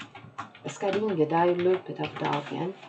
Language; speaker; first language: Norwegian; non-native, fluent; Portuguese